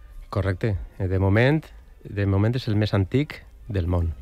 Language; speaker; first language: Catalan; non-native, local second language; Spanish